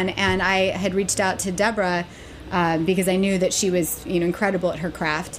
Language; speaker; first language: English; native; English